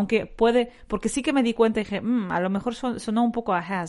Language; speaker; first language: Spanish; native; Spanish